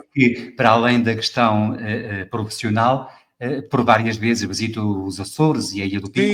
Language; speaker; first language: Portuguese; native; Portuguese